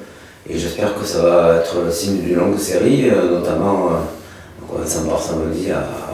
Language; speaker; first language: French; native; French